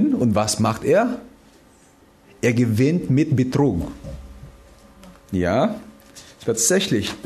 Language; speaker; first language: German; non-native, fluent; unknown